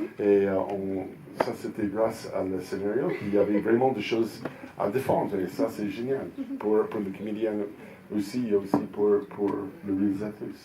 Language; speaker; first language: French; non-native, fluent; English